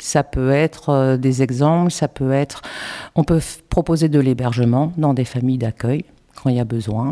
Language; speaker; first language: French; native; French